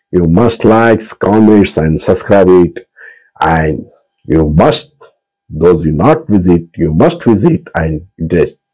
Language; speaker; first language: English; non-native, local second language; Kannada